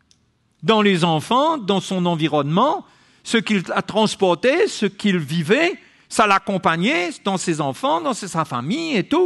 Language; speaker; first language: French; native; French